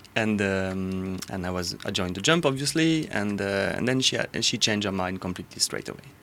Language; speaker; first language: English; non-native, fluent; French